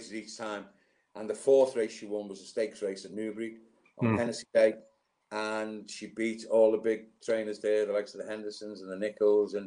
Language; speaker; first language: English; native; English